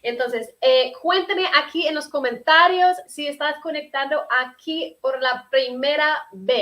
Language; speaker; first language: Spanish; non-native, fluent; English